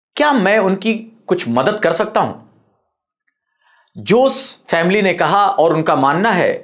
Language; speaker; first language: Hindi; native; Hindi